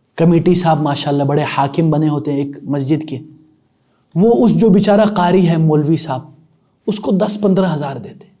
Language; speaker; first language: Urdu; non-native, local second language; Punjabi